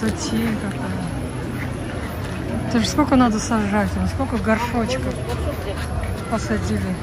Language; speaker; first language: Russian; native; Russian